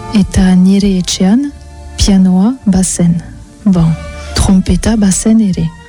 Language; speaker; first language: Basque; non-native, local second language; French